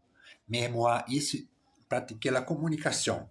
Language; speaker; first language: French; non-native, learner; Portuguese